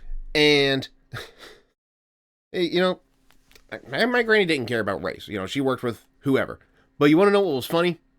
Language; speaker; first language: English; native; English